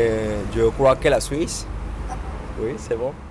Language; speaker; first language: French; non-native, learner; Spanish